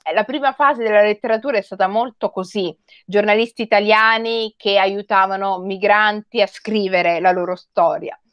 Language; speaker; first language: Italian; native; Italian